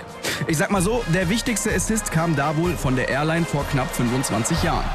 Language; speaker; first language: German; native; German